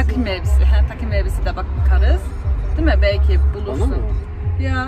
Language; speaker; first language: Turkish; non-native, learner; German